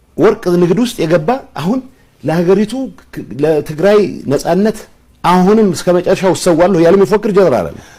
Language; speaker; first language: Amharic; non-native, local second language; Tigrinya